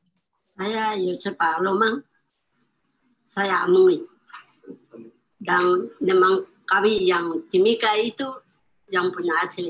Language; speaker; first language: Indonesian; non-native, local second language; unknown